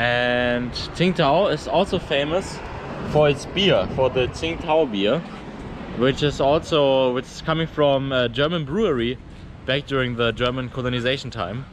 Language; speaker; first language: English; non-native, fluent; German